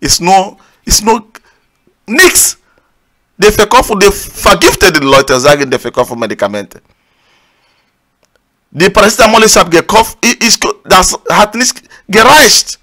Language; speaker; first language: German; non-native, learner; Igbo